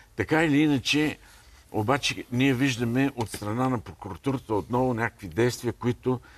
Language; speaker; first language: Bulgarian; native; Bulgarian